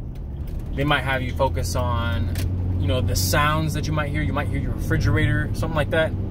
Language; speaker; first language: English; native; English